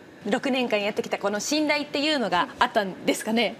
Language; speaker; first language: Japanese; native; Japanese